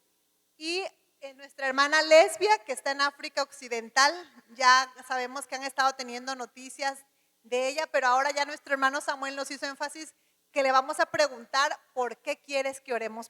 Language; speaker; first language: Spanish; native; Spanish